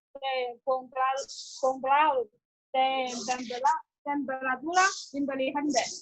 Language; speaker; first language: Spanish; non-native, learner; Chinese